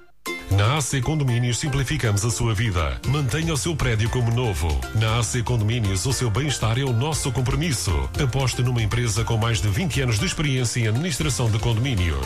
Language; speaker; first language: Portuguese; native; Portuguese